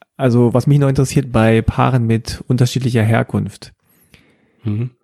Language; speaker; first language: German; early bilingual, heritage; German